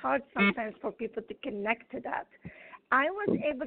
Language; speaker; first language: English; non-native, fluent; Arabic